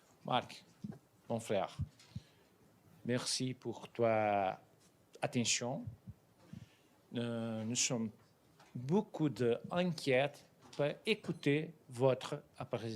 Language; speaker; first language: French; non-native, learner; Portuguese